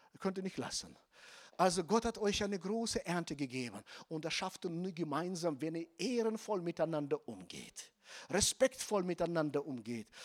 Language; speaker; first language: German; non-native, fluent; Russian